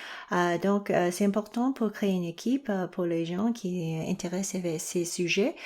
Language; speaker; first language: French; non-native, local second language; English